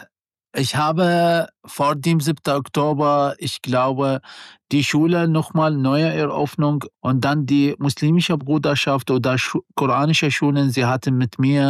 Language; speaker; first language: German; non-native, learner; Arabic